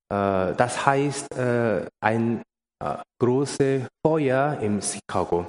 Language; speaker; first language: German; non-native, learner; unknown